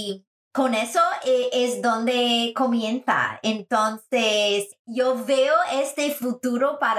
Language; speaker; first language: Spanish; non-native, fluent; English